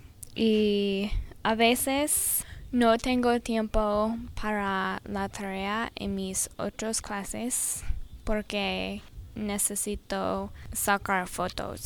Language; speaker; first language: Spanish; non-native, learner; English